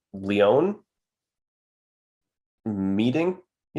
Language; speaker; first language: English; native; English